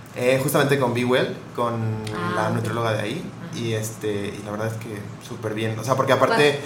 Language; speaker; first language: Spanish; native; Spanish